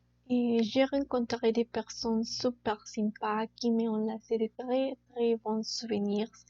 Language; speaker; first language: French; non-native, learner; Spanish